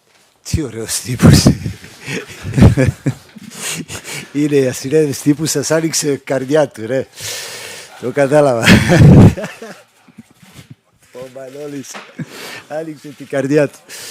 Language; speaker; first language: Greek; non-native, fluent; Serbian